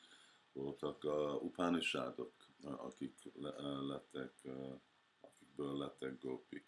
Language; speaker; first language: Hungarian; early bilingual, heritage; Hungarian